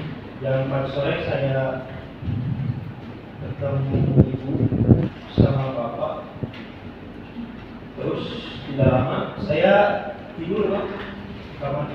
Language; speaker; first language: Indonesian; non-native, local second language; Sundanese